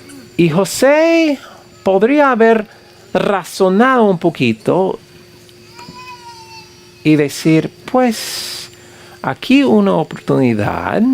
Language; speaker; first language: Spanish; non-native, fluent; English